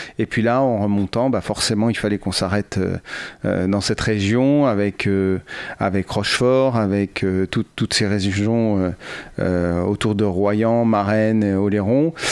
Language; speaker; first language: French; native; French